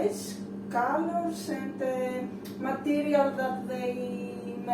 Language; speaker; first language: English; non-native, learner; Greek